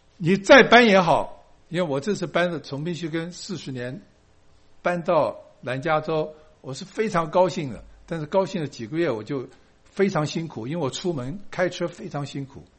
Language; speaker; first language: Chinese; native; Chinese